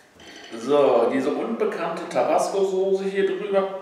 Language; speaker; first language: German; native; German